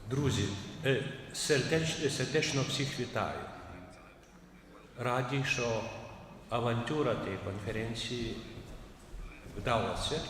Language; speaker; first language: Ukrainian; non-native, fluent; Lithuanian